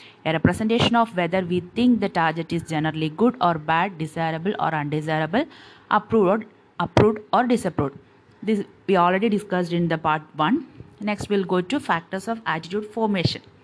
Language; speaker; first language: English; non-native, local second language; Malayalam